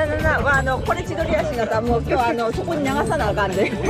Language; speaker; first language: Japanese; native; Japanese